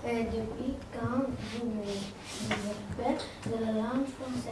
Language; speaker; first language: French; non-native, learner; Greek